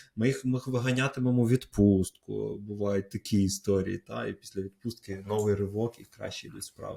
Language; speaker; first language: Ukrainian; native; Ukrainian